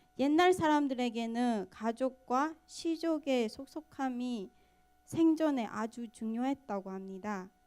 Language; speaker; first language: Korean; non-native, fluent; Burmese